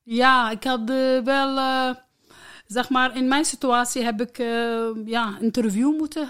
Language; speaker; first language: Dutch; non-native, learner; Arabic